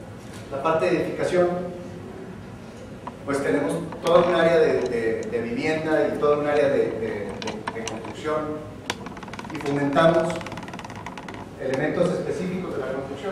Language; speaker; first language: Spanish; native; Spanish